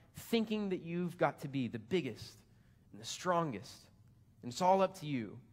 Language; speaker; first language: English; native; English